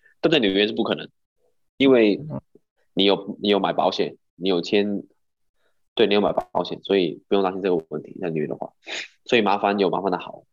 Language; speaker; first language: Chinese; non-native, local second language; Cantonese